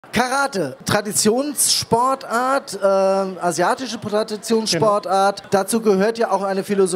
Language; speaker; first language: German; native; German